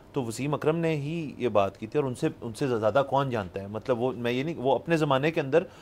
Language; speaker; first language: Urdu; native; Urdu